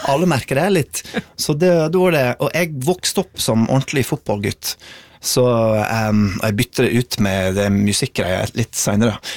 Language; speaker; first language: Norwegian; non-native, fluent; English